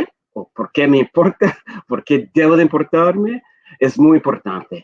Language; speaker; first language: Spanish; non-native, fluent; English